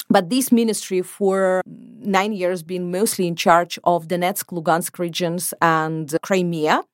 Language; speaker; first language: English; non-native, fluent; Ukrainian